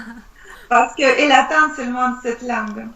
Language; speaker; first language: French; non-native, learner; Russian